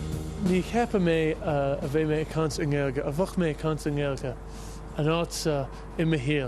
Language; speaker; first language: Irish; non-native, learner; English